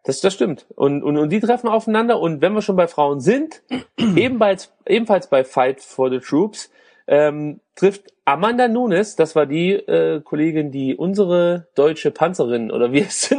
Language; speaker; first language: German; native; German